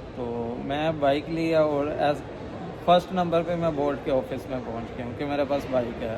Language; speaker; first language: Urdu; non-native, local second language; Punjabi